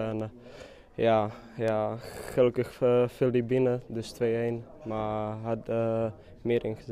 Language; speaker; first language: Dutch; non-native, fluent; Czech